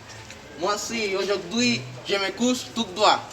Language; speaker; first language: French; non-native, learner; Spanish